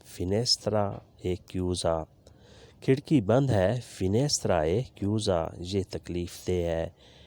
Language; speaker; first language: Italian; non-native, learner; Urdu